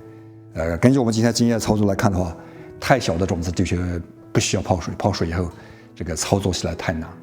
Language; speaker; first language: Chinese; native; Chinese